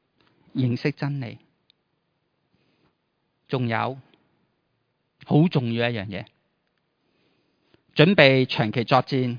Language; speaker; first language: Chinese; native; Chinese